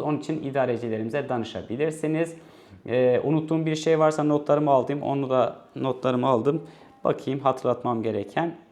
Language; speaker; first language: Turkish; native; Turkish